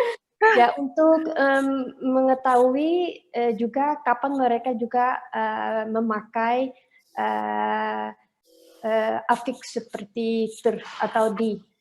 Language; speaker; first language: Indonesian; non-native, learner; Dutch